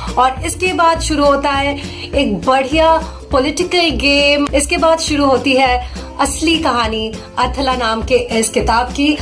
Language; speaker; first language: Hindi; non-native, local second language; Bangla